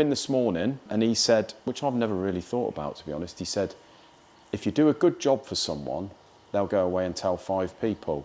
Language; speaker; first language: English; native; English